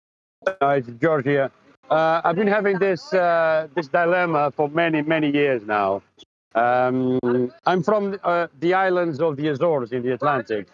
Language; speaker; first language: English; non-native, fluent; Portuguese